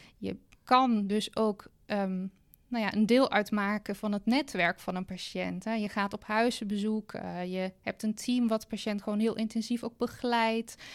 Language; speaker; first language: Dutch; non-native, fluent; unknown